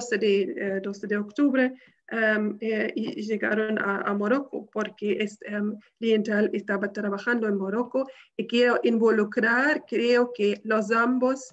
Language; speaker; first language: Spanish; non-native, fluent; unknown